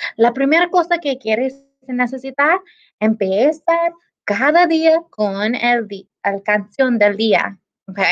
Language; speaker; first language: Spanish; non-native, learner; English